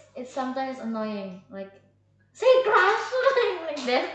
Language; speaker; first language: English; non-native, learner; Indonesian